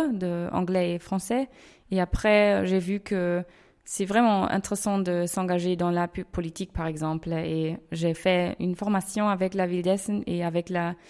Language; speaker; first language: French; non-native, fluent; German